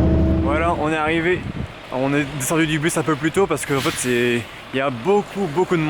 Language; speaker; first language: French; native; French